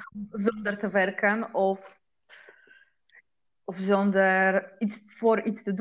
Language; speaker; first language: Dutch; non-native, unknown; Polish